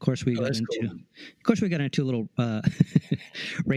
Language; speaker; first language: English; early bilingual, other home language; Spanish